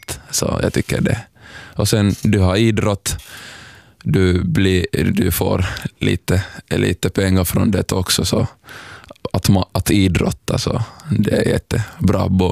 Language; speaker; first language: Swedish; non-native, fluent; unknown